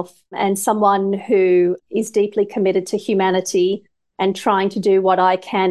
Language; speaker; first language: English; native; English